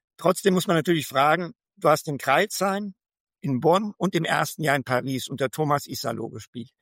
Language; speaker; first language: German; native; German